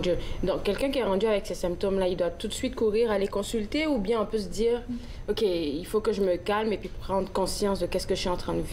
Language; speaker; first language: French; native; French